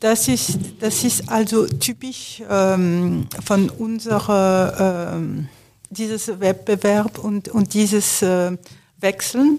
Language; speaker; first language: German; non-native, fluent; French